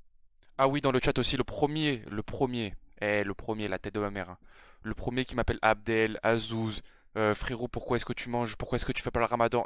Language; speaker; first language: French; native; French